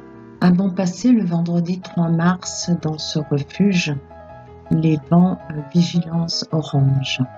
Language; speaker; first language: French; native; French